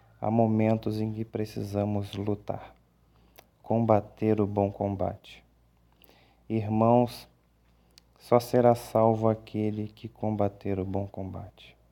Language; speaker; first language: Portuguese; native; Portuguese